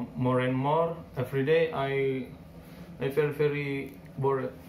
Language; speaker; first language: English; non-native, learner; Indonesian